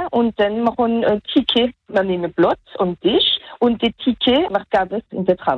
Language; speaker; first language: German; non-native, local second language; French